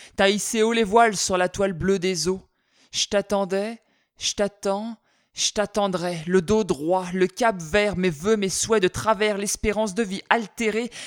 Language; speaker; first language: French; native; French